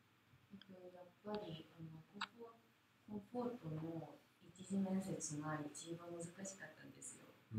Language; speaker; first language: Japanese; non-native, fluent; Korean